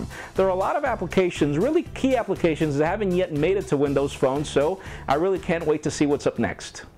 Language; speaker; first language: English; non-native, local second language; Spanish